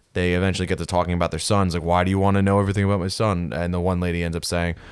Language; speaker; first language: English; early bilingual, other home language; Filipino